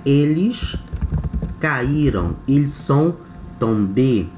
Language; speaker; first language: French; non-native, fluent; Portuguese